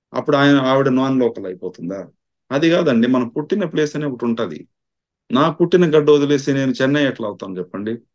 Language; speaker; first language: Telugu; non-native, local second language; Tamil